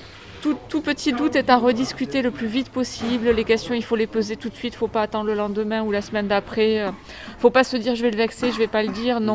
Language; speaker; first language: French; native; French